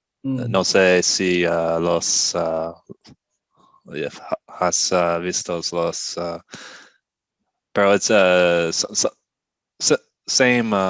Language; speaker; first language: Spanish; non-native, learner; English